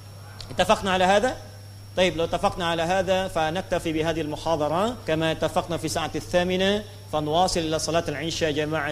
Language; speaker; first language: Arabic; non-native, fluent; Indonesian